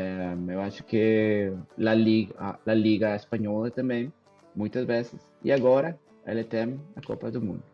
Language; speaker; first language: Portuguese; non-native, fluent; Spanish